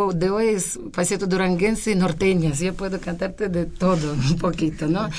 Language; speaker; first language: Spanish; non-native, fluent; Russian